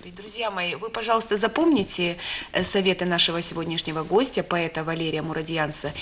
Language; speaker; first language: Russian; native; Russian